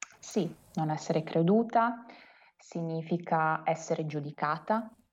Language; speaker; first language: Italian; native; Italian